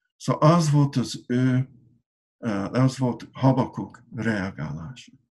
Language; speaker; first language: Hungarian; non-native, learner; English